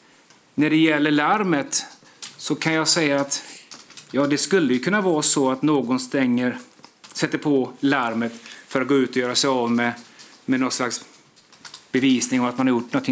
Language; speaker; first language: Swedish; native; Swedish